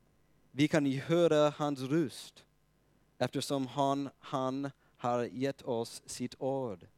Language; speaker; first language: Swedish; non-native, fluent; English